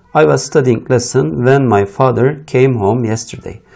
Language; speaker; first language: English; non-native, fluent; Turkish